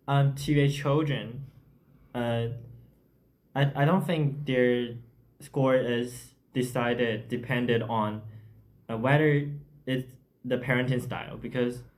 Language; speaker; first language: English; non-native, learner; Chinese